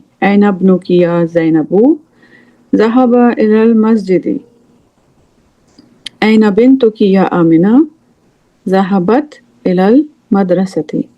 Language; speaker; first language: Arabic; non-native, fluent; English